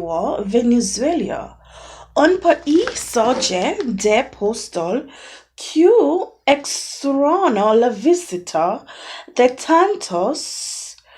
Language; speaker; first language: Spanish; non-native, learner; English